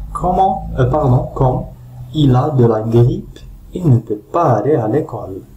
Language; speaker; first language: French; non-native, local second language; Arabic